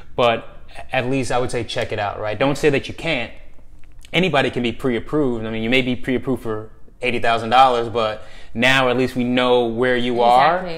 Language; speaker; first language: English; native; English